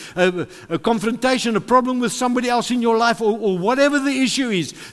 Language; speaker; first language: English; non-native, local second language; Afrikaans